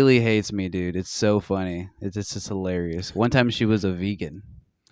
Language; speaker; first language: English; native; English